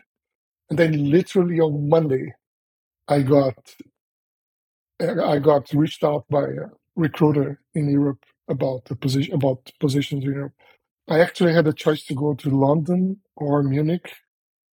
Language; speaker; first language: English; non-native, fluent; Portuguese